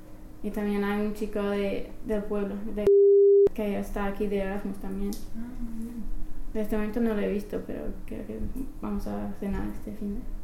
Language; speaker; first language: Spanish; non-native, learner; English